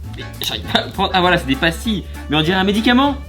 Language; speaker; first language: French; native; French